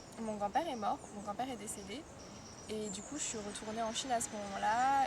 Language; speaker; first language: French; early bilingual, other home language; Chinese